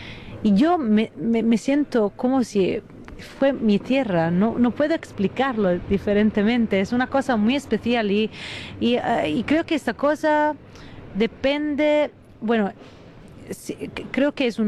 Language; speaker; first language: Spanish; non-native, fluent; Italian